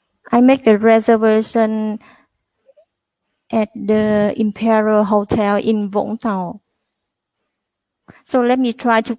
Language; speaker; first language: English; non-native, learner; Vietnamese